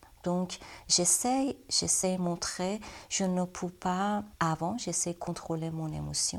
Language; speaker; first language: French; non-native, learner; Persian